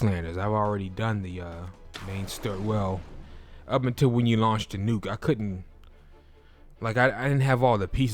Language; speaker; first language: English; native; English